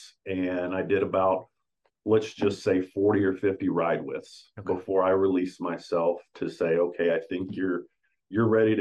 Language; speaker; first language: English; native; English